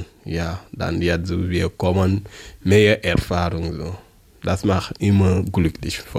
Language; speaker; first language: German; non-native, learner; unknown